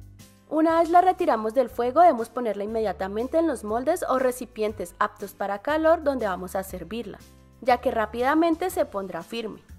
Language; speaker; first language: Spanish; native; Spanish